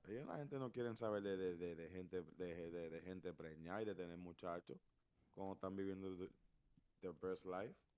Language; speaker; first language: Spanish; early bilingual, heritage; Spanish